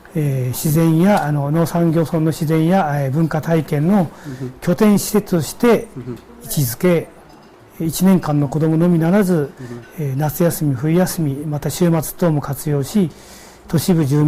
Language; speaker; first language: Japanese; native; Japanese